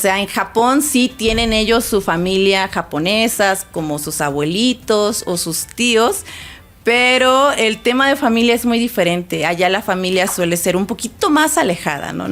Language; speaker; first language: Spanish; native; Spanish